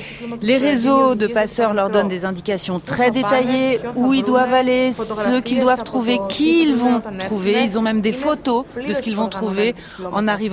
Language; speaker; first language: French; native; French